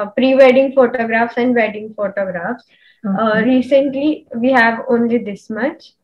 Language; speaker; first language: English; non-native, local second language; Marathi